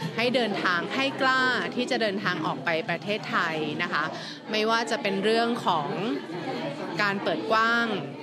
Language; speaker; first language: Thai; native; Thai